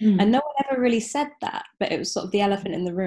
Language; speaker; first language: English; native; English